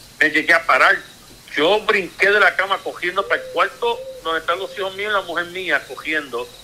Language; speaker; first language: Spanish; early bilingual, heritage; Spanish